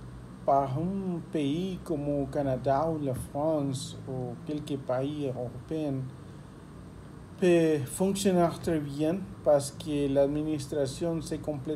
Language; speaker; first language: French; non-native, learner; Spanish